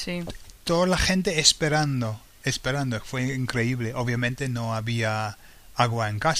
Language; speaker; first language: Spanish; non-native, fluent; English